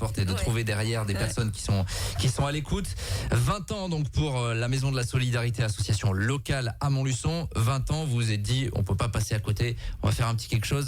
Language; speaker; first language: French; native; French